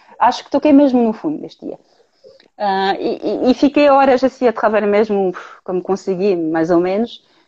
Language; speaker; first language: Portuguese; non-native, fluent; French